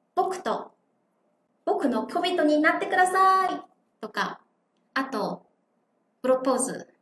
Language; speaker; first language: Japanese; non-native, fluent; Vietnamese